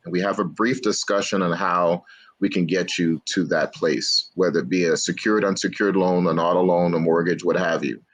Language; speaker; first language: English; native; English